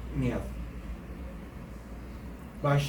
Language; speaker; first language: Russian; early bilingual, heritage; Russian